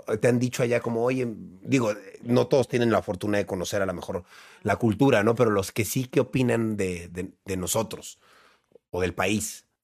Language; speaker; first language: Spanish; native; Spanish